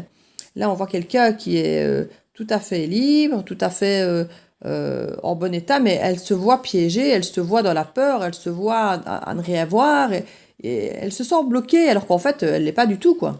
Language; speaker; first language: French; native; French